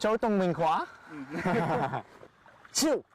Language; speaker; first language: Vietnamese; non-native, learner; English